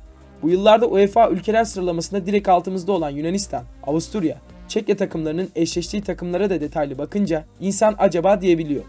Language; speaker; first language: Turkish; native; Turkish